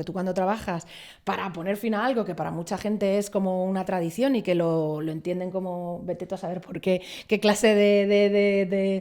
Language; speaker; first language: Spanish; native; Spanish